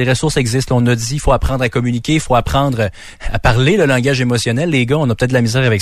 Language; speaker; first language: French; native; French